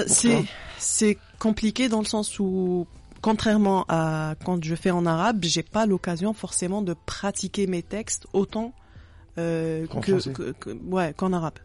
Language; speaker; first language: French; non-native, local second language; Arabic